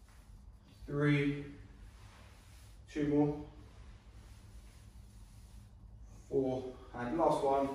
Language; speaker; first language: English; native; English